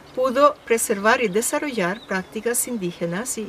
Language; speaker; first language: Spanish; non-native, fluent; Filipino